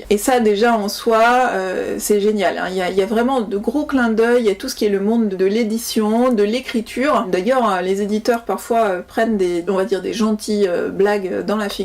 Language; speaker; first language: French; native; French